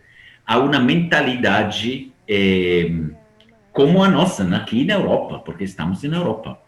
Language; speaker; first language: Portuguese; non-native, fluent; Italian